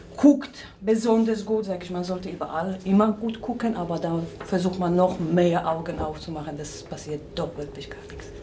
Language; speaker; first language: German; non-native, fluent; Polish